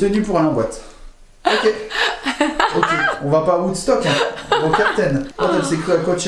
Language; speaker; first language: French; native; French